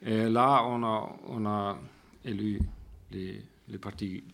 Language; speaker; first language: French; non-native, fluent; Icelandic